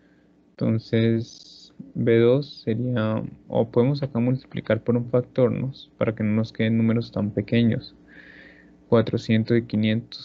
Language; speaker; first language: Spanish; native; Spanish